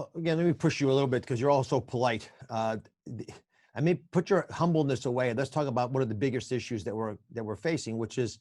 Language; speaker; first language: English; native; English